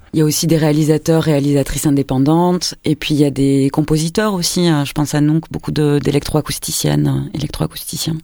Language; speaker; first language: French; native; French